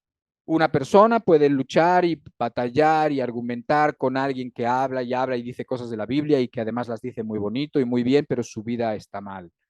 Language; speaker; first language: Spanish; native; Spanish